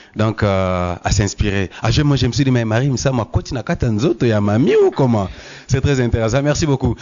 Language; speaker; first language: French; non-native, local second language; Lingala